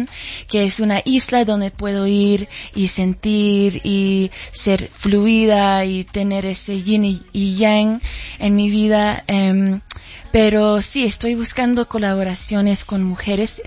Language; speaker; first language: Spanish; early bilingual, heritage; Spanish